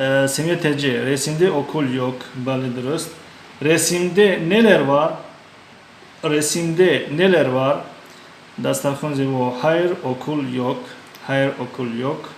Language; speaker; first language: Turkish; non-native, fluent; Tajik